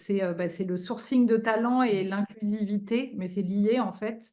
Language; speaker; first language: French; native; French